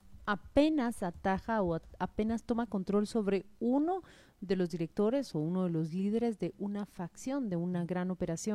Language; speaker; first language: Spanish; native; Spanish